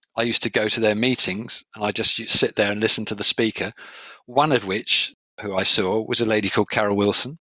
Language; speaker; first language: English; native; English